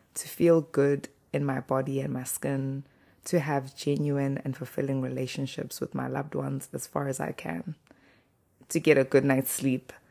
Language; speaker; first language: English; non-native, local second language; Zulu